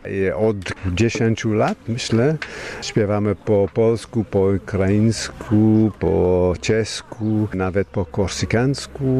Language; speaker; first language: Polish; non-native, learner; English